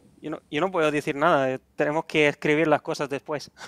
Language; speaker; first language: Spanish; non-native, fluent; Dutch